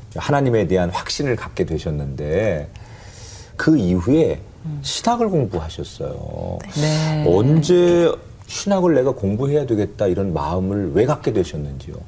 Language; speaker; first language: Korean; native; Korean